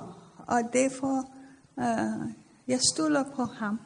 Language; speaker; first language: Danish; non-native, fluent; Persian